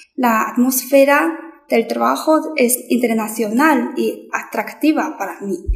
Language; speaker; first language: Spanish; non-native, fluent; Chinese